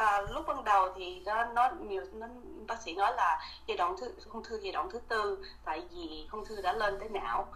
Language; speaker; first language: Vietnamese; early bilingual, heritage; Vietnamese